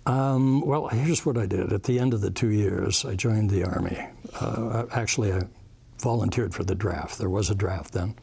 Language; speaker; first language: English; native; English